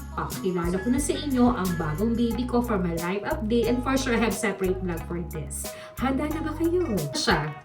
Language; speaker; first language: Filipino; native; Filipino